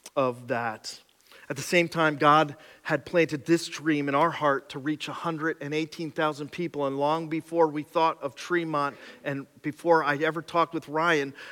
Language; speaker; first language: English; native; English